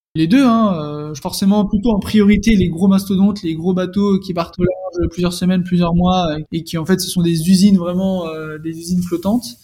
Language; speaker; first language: French; native; French